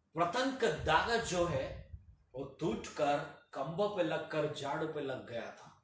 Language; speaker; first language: Hindi; non-native, local second language; Telugu